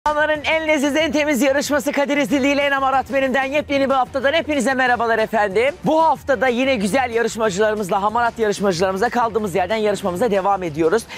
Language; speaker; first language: Turkish; native; Turkish